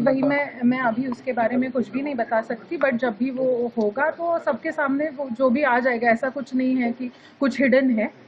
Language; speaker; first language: Hindi; non-native, local second language; Marathi